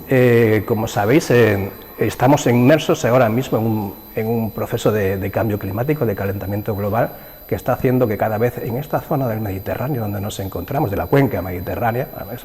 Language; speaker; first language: Spanish; native; Spanish